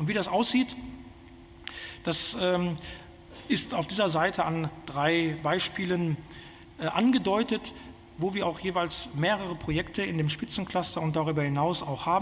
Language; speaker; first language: German; native; German